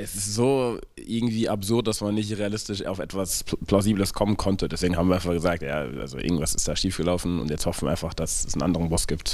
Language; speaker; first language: German; native; German